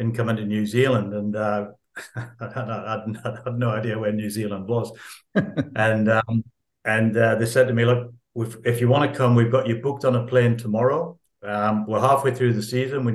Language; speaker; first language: English; native; English